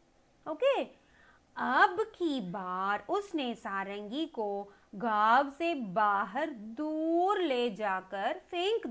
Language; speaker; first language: Hindi; non-native, local second language; Tamil